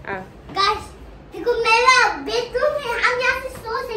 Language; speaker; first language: Hindi; non-native, local second language; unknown